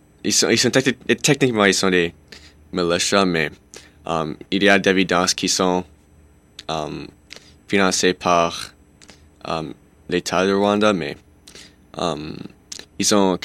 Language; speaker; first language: French; non-native, local second language; English